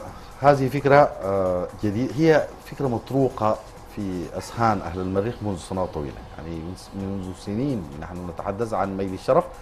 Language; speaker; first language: Arabic; native; Arabic